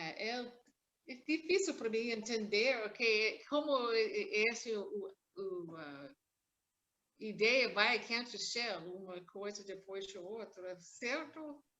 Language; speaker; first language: Portuguese; non-native, learner; English